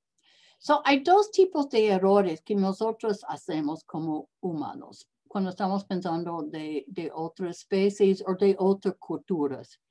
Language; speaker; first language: Spanish; non-native, learner; English